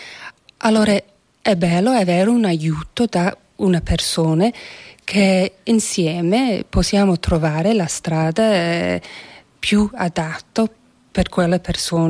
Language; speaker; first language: Italian; non-native, fluent; English